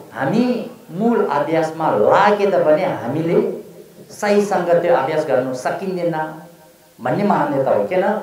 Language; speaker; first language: Nepali; non-native, local second language; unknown